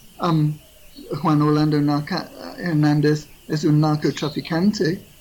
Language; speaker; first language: Spanish; non-native, fluent; English